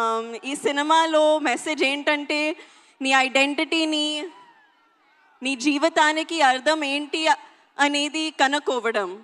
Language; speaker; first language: Telugu; non-native, learner; Hindi